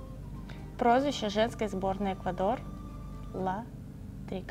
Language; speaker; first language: Russian; native; Russian